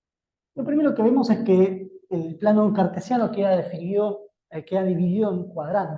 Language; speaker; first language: Spanish; native; Spanish